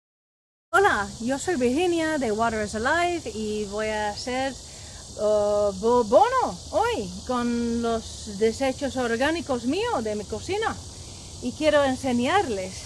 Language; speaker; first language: Spanish; non-native, learner; English